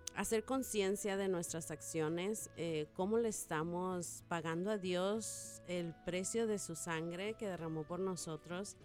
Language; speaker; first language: Spanish; native; Spanish